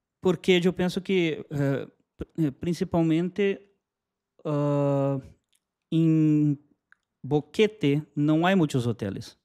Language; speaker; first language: Spanish; non-native, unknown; Portuguese